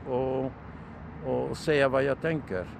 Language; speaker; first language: Swedish; non-native, fluent; Turkish